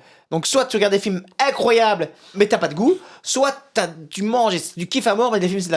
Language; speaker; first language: French; native; French